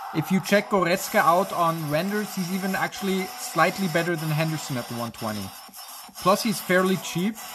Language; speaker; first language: English; non-native, fluent; German